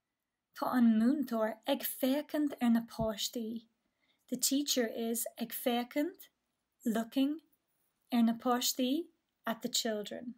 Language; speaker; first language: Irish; non-native, local second language; English